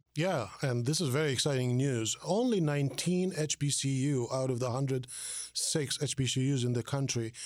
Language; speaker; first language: English; non-native, fluent; Arabic